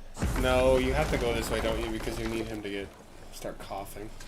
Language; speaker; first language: English; native; English